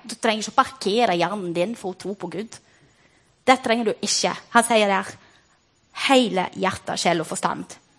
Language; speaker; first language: Norwegian; non-native, fluent; Portuguese